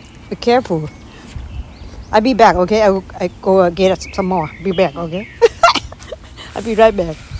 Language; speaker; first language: English; non-native, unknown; Thai